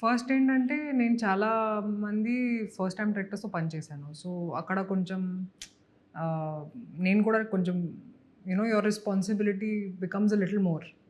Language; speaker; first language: Telugu; non-native, fluent; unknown